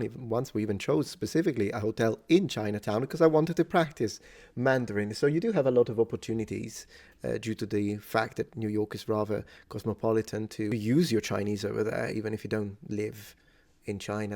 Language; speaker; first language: English; non-native, fluent; Italian